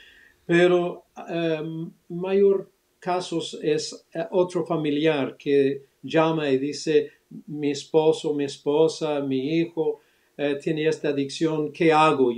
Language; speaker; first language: Spanish; early bilingual, other home language; English